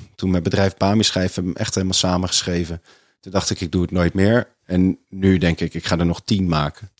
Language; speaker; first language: Dutch; native; Dutch